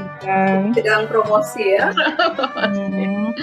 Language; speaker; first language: Indonesian; native; Indonesian